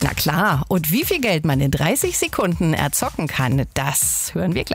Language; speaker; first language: German; native; German